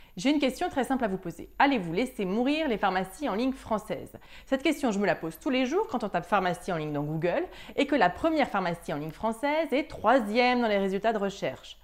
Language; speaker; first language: French; native; French